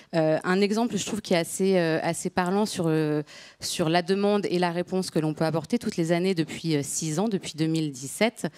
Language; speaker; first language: French; native; French